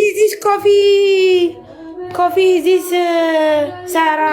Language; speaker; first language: English; non-native, learner; Amharic